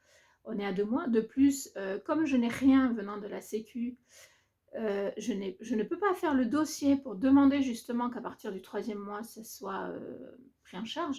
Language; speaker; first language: French; native; French